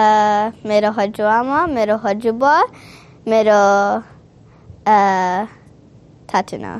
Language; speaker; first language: Nepali; early bilingual, heritage; Nepali